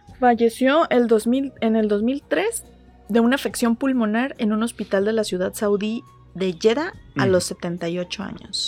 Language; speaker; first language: Spanish; native; Spanish